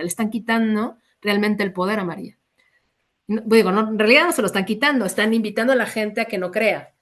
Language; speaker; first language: Spanish; native; Spanish